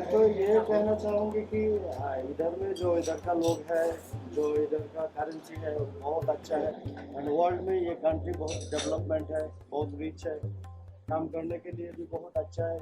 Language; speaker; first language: Hindi; non-native, local second language; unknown